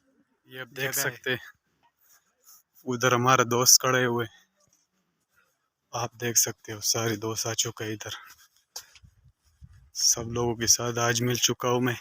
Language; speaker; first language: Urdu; non-native, local second language; Pashto